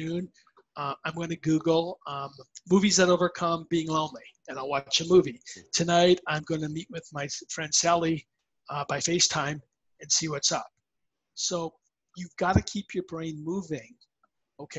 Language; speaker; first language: English; native; English